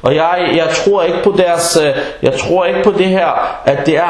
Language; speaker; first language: Danish; early bilingual, other home language; Arabic